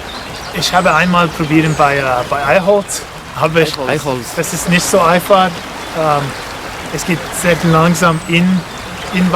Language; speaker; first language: German; non-native, learner; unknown